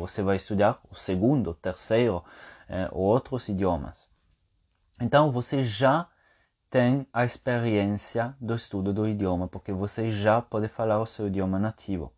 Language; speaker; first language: Portuguese; non-native, fluent; Italian